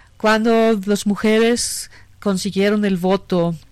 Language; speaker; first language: Spanish; non-native, fluent; German